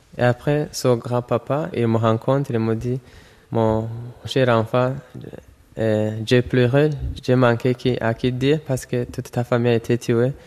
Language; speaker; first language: French; non-native, local second language; Rundi